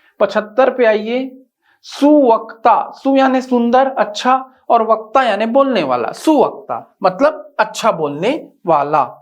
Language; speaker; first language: Hindi; native; Hindi